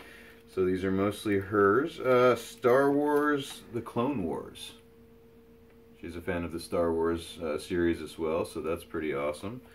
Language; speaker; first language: English; native; English